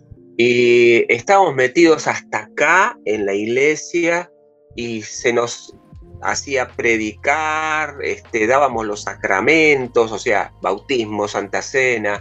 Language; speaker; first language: Spanish; native; Spanish